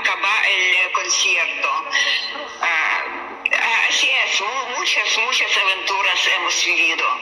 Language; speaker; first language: Spanish; non-native, learner; Russian